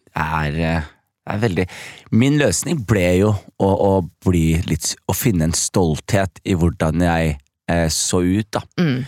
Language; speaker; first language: Norwegian; early bilingual, other home language; Somali